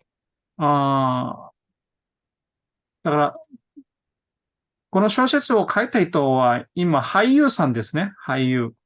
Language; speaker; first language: Japanese; non-native, fluent; Korean